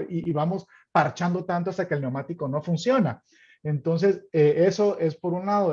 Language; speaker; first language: Spanish; native; Spanish